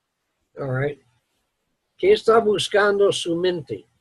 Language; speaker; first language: Spanish; non-native, learner; English